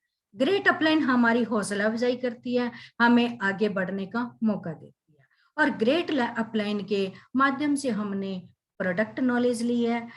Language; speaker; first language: Hindi; native; Hindi